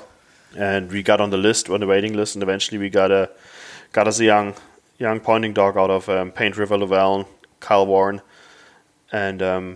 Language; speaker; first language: English; non-native, fluent; German